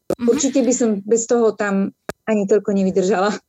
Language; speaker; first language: Slovak; native; Slovak